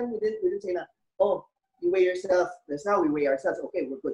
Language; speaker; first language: English; non-native, local second language; Filipino